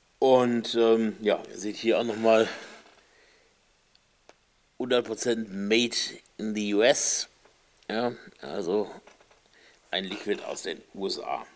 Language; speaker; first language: German; native; German